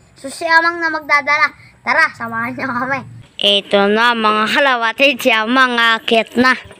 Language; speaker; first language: Filipino; native; Filipino